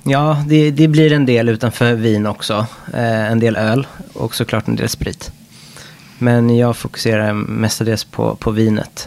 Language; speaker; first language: Swedish; non-native, fluent; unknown